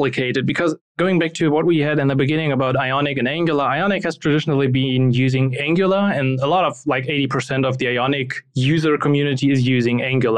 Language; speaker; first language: English; non-native, fluent; German